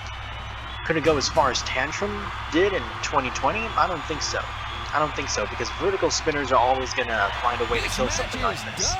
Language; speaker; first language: English; native; English